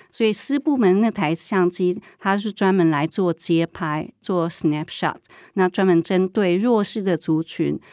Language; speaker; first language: Chinese; native; Chinese